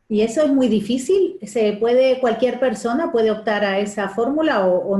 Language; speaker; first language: Spanish; native; Spanish